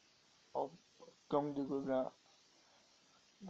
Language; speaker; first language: French; native; French